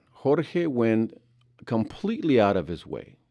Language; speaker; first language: English; early bilingual, other home language; Spanish